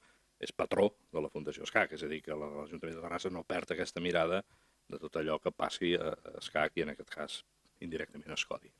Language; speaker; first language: Catalan; native; Catalan